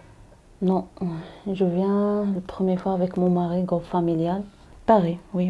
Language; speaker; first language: French; non-native, learner; Arabic